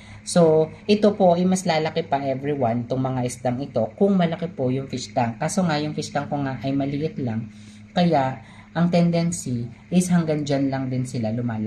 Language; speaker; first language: Filipino; native; Filipino